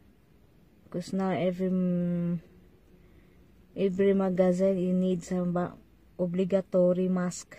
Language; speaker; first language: English; non-native, local second language; Cebuano